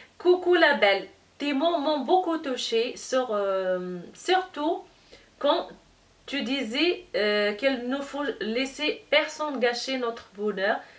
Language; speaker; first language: French; non-native, local second language; Arabic